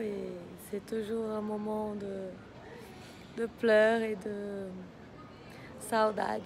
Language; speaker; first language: French; non-native, fluent; Portuguese